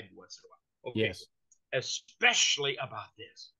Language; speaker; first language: English; native; English